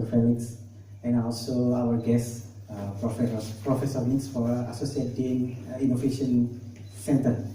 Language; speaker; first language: English; non-native, learner; Indonesian